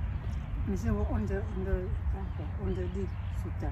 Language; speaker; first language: Dutch; non-native, learner; Indonesian